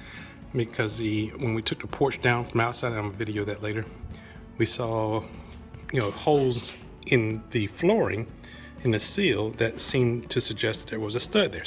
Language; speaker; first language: English; native; English